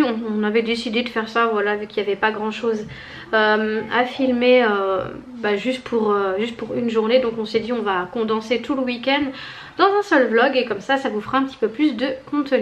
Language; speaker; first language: French; native; French